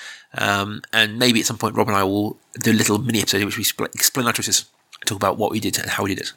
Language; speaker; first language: English; native; English